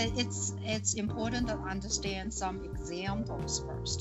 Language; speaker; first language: English; non-native, fluent; Chinese